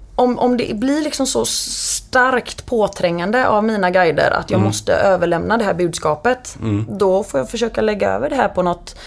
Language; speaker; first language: Swedish; native; Swedish